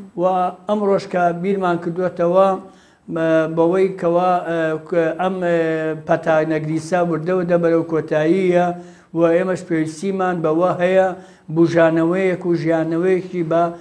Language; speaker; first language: Central Kurdish; native; Central Kurdish